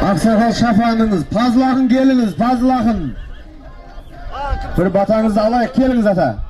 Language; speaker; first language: Kazakh; native; Kazakh